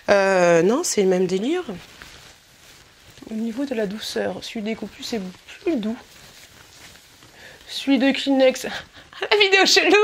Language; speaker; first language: French; native; French